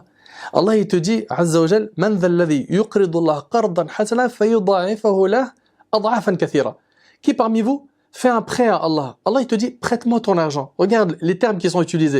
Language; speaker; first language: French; native; French